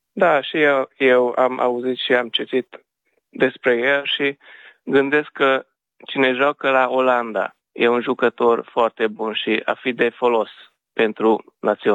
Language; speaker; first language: Romanian; non-native, local second language; Hungarian